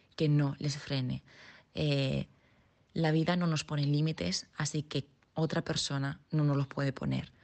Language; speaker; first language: Spanish; native; Spanish